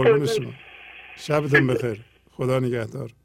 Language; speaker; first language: Persian; native; Persian